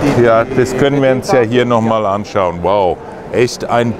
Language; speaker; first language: German; native; German